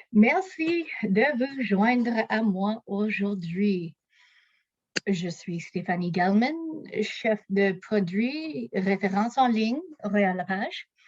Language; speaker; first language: French; non-native, local second language; English